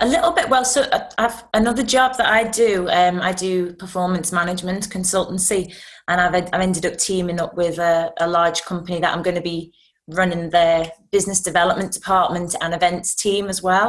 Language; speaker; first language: English; native; English